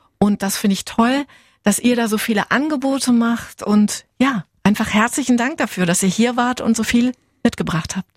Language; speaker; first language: German; native; German